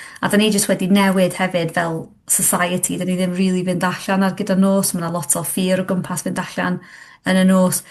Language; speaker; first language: Welsh; non-native, local second language; English